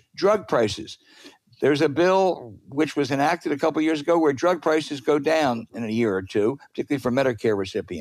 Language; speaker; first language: English; native; English